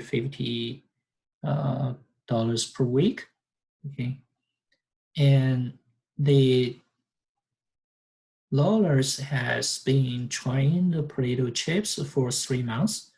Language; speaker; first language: English; non-native, fluent; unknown